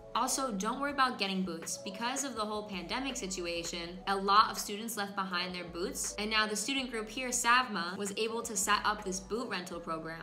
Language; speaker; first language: English; native; English